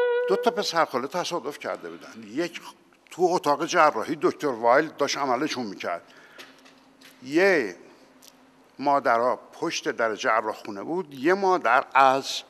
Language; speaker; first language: Persian; native; Persian